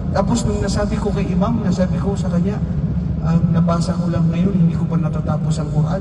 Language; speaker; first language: Filipino; non-native, local second language; Maranao